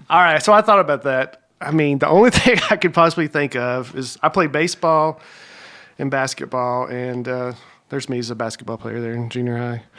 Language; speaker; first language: English; native; English